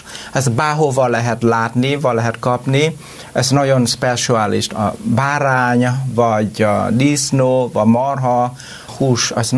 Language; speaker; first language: Hungarian; non-native, learner; Vietnamese